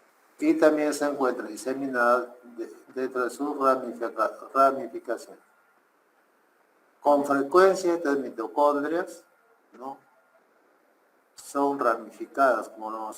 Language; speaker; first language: Spanish; native; Spanish